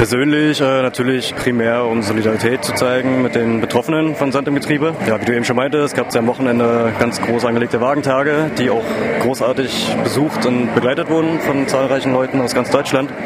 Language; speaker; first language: German; native; German